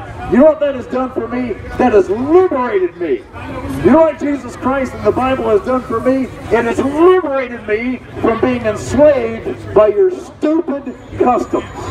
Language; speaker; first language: English; native; English